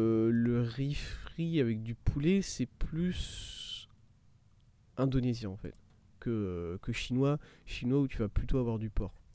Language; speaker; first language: French; native; French